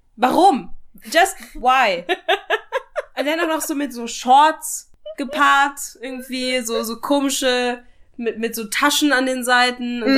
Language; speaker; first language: German; native; German